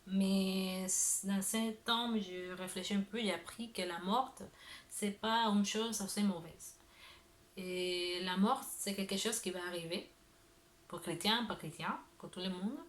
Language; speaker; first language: French; non-native, learner; Spanish